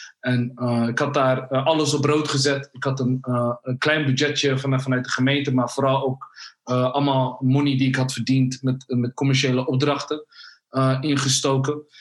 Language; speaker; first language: Dutch; early bilingual, other home language; Somali